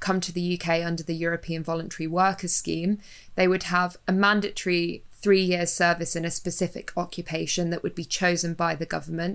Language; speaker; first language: English; native; English